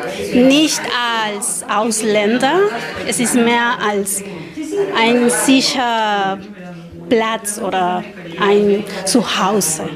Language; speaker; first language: German; non-native, learner; Spanish